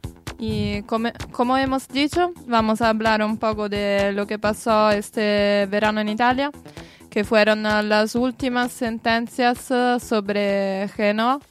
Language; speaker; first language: Spanish; non-native, learner; Italian